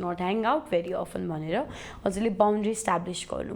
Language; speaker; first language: Nepali; native; Nepali